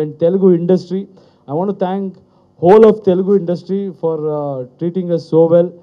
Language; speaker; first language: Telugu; non-native, learner; Kannada